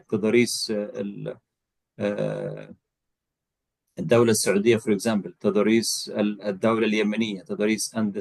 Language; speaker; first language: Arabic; native; Arabic